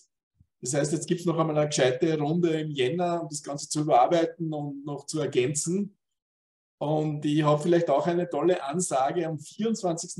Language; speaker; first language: German; native; German